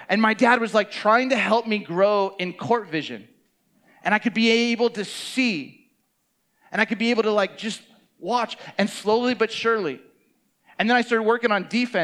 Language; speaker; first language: English; native; English